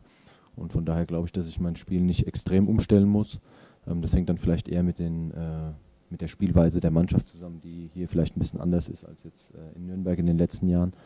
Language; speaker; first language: German; native; German